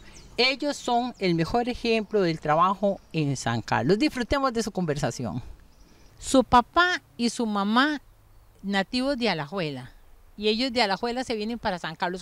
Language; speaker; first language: Spanish; native; Spanish